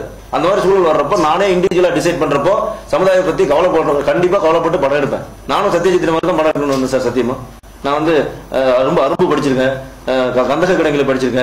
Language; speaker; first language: Tamil; native; Tamil